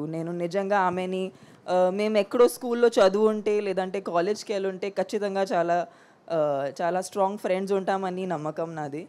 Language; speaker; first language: Telugu; non-native, fluent; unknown